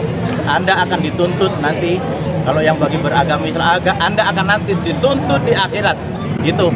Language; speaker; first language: Indonesian; native; Indonesian